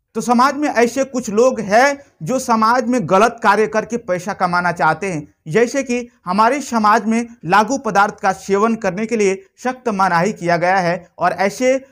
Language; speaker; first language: Hindi; non-native, local second language; Bhojpuri